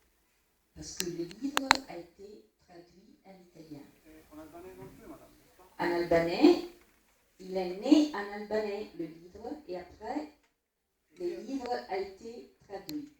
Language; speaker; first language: French; non-native, fluent; Italian